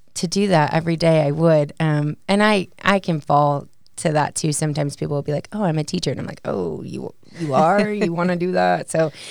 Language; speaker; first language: English; native; English